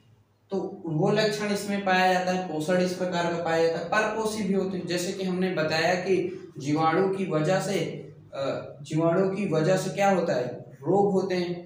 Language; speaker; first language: Hindi; native; Hindi